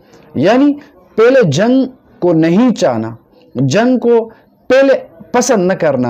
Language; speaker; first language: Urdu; non-native, local second language; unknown